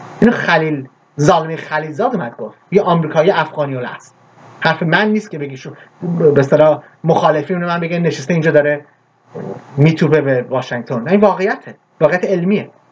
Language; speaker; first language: Persian; early bilingual, heritage; Persian